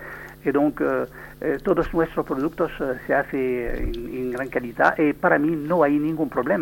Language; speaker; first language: Spanish; non-native, learner; French